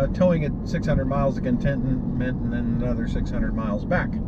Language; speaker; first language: English; native; English